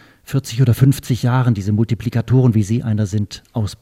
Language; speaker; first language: German; native; German